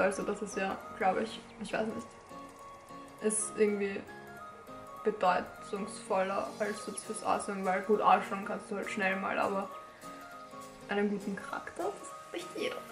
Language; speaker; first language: German; native; German